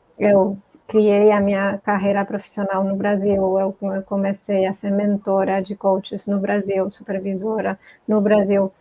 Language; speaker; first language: Portuguese; non-native, fluent; Spanish